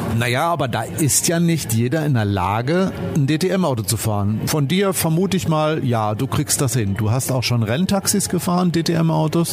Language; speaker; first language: German; native; German